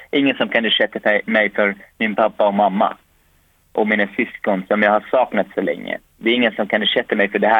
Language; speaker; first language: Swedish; non-native, fluent; Arabic